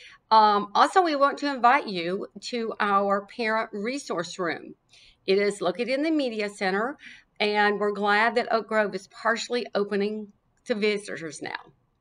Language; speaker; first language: English; native; English